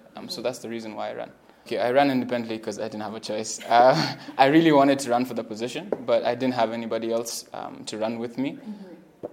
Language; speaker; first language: English; non-native, local second language; Swahili